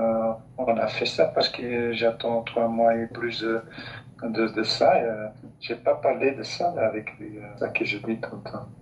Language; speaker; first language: French; non-native, local second language; Dutch